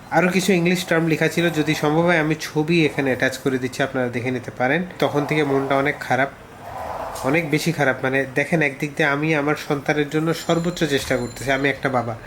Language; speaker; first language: Bangla; early bilingual, heritage; Bangla